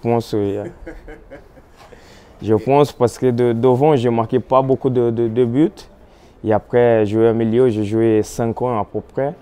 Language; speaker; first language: French; non-native, fluent; Portuguese